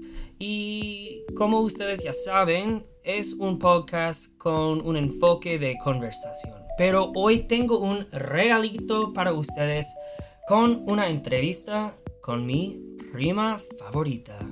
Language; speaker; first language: Spanish; non-native, fluent; English